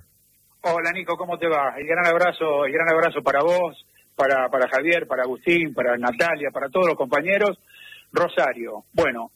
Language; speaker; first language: Spanish; native; Spanish